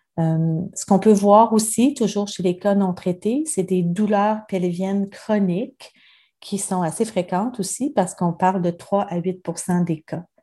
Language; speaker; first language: French; native; French